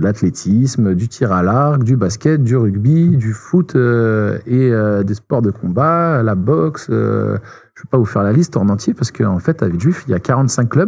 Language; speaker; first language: French; native; French